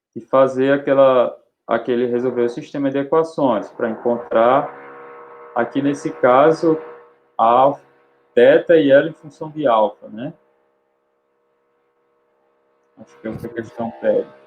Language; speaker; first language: Portuguese; native; Portuguese